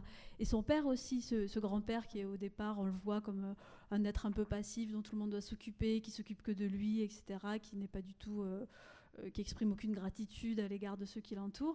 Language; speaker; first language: French; native; French